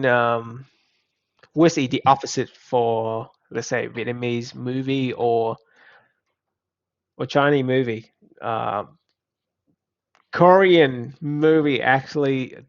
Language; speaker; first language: English; non-native, fluent; Vietnamese